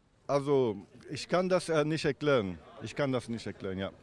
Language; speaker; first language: German; non-native, learner; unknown